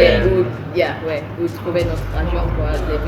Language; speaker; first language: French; non-native, learner; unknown